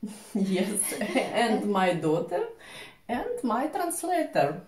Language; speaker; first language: English; non-native, learner; Russian